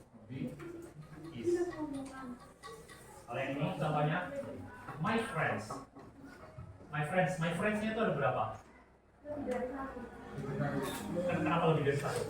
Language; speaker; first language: Indonesian; native; Indonesian